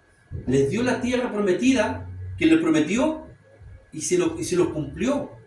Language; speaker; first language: Spanish; native; Spanish